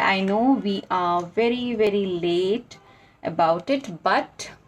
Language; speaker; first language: English; non-native, local second language; Hindi